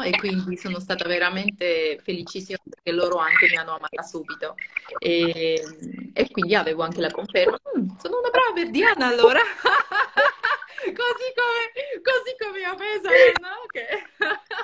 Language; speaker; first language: Italian; non-native, fluent; Georgian